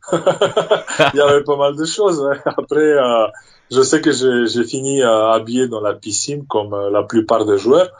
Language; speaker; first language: French; non-native, fluent; Serbian